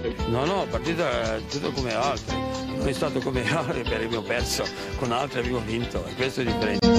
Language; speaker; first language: Italian; non-native, fluent; Serbian